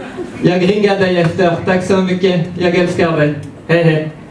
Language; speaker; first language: Swedish; non-native, fluent; French